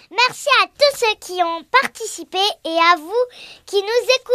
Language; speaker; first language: French; native; French